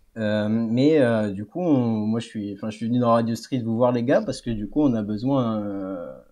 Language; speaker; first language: French; native; French